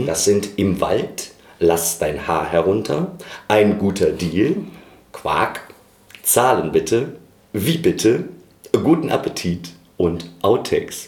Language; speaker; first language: German; native; German